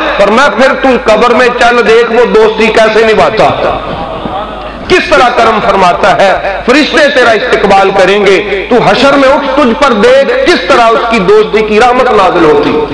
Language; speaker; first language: Hindi; non-native, local second language; Punjabi